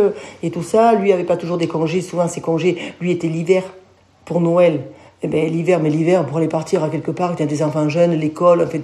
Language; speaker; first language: French; native; French